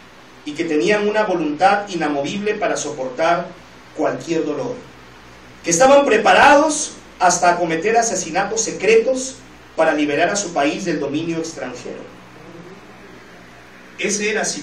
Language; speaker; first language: Spanish; native; Spanish